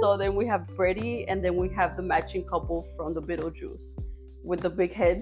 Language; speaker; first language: English; early bilingual, other home language; Spanish